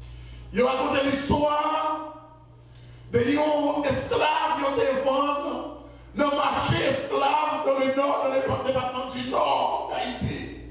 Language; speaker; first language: French; non-native, local second language; Haitian Creole